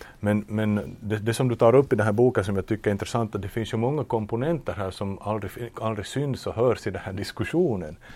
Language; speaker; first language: Swedish; native; Swedish